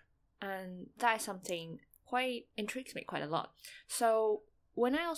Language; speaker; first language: English; non-native, fluent; Chinese